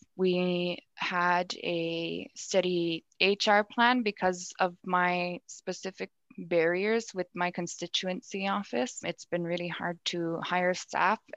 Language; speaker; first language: English; native; English